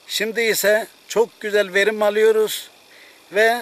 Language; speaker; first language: Turkish; native; Turkish